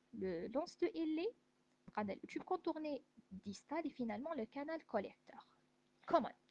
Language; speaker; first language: French; non-native, local second language; Arabic